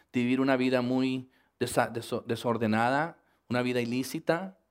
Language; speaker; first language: Spanish; early bilingual, heritage; Spanish